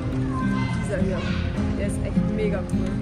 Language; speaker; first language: German; native; German